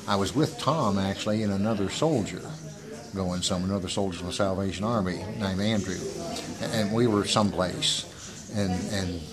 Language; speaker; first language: English; native; English